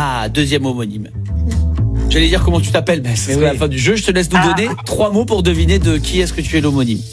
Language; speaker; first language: French; native; French